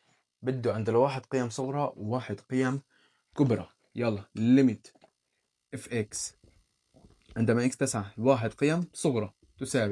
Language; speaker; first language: Arabic; native; Arabic